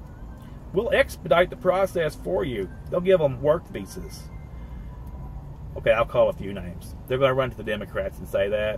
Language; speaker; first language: English; native; English